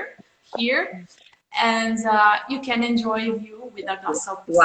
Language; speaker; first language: English; non-native, fluent; Italian